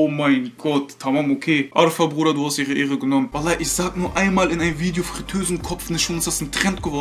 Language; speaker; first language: German; native; German